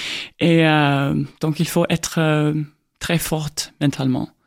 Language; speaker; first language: French; non-native, fluent; Estonian